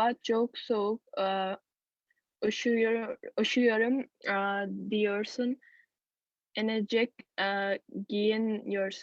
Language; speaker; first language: Turkish; non-native, learner; Urdu